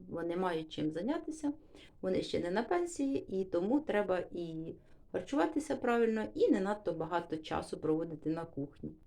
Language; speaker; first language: Ukrainian; non-native, local second language; Russian